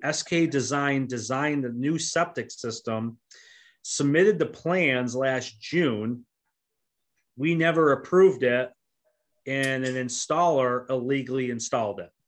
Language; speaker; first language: English; native; English